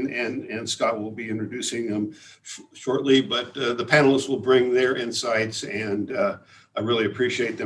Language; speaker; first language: English; native; English